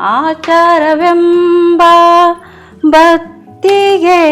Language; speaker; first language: Kannada; native; Kannada